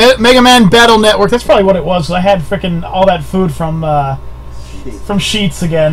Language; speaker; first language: English; native; English